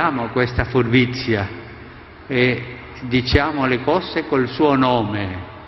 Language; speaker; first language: Italian; non-native, fluent; Spanish